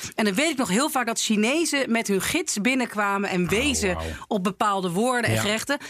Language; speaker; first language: Dutch; native; Dutch